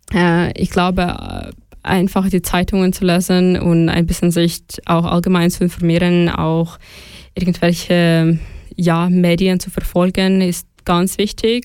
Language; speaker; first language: German; non-native, fluent; Ukrainian